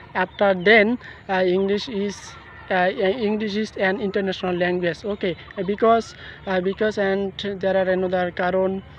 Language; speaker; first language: English; non-native, local second language; Bangla